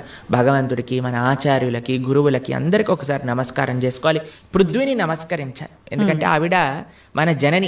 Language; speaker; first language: Telugu; native; Telugu